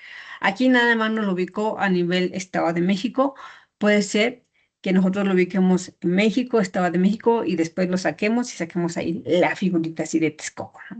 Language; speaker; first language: Spanish; native; Spanish